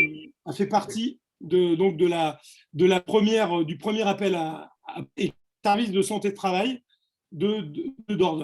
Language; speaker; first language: French; native; French